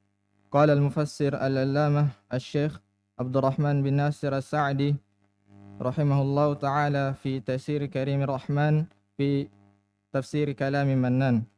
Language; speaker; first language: Arabic; non-native, learner; Indonesian